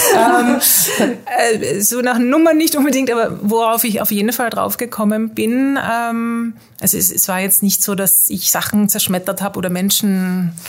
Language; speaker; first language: German; early bilingual, heritage; Dutch